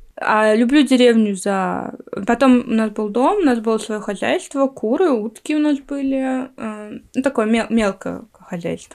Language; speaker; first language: Russian; native; Russian